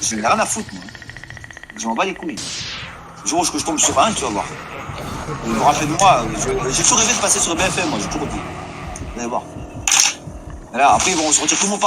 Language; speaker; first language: French; native; French